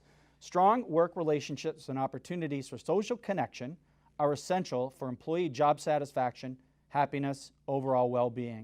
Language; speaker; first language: English; native; English